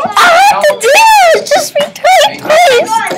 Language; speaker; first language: French; non-native, learner; English